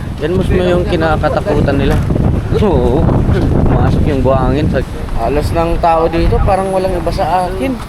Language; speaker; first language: Filipino; non-native, local second language; Iloko